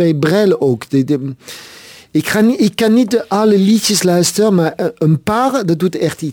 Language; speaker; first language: Dutch; non-native, fluent; French